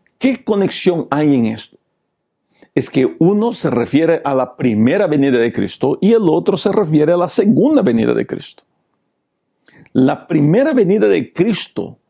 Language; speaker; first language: Spanish; non-native, local second language; Portuguese